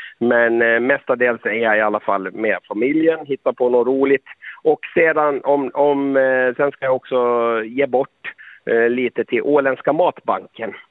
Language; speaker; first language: Swedish; native; Swedish